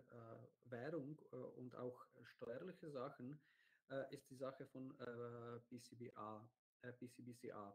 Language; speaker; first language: German; non-native, learner; Czech